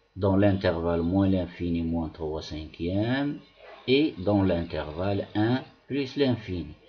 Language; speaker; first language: French; non-native, local second language; Arabic